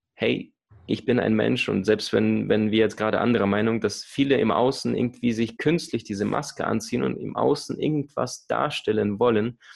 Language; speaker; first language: German; early bilingual, other home language; Russian